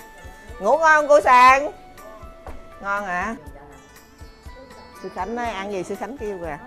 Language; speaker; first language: Vietnamese; native; Vietnamese